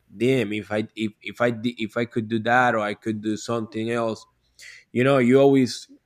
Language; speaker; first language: English; non-native, learner; Spanish